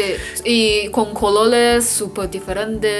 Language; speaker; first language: Spanish; non-native, fluent; Chinese